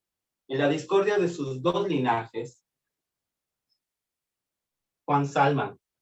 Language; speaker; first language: Spanish; native; Spanish